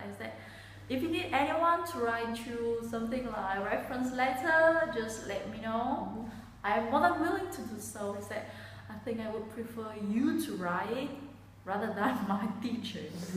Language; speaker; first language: English; non-native, fluent; Vietnamese